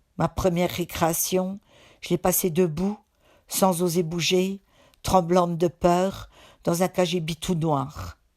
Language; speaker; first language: French; native; French